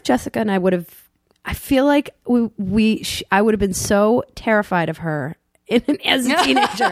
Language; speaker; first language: English; native; English